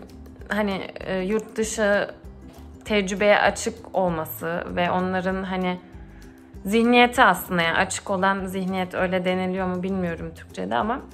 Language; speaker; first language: Turkish; early bilingual, heritage; Turkish